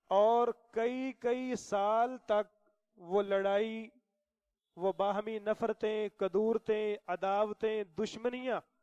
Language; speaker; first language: Urdu; non-native, local second language; Punjabi